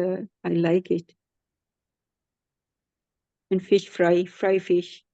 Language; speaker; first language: English; non-native, learner; Urdu